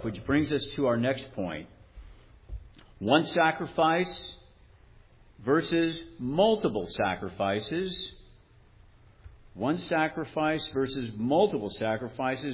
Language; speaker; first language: English; native; English